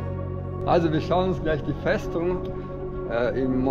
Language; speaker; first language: German; non-native, fluent; Russian